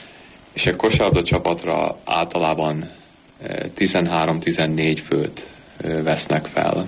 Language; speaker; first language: Hungarian; early bilingual, heritage; Hungarian